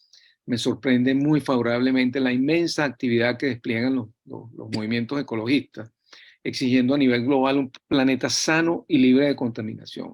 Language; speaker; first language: Spanish; native; Spanish